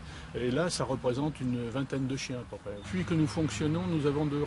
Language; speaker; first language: French; native; French